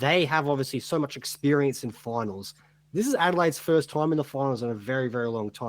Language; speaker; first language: English; native; English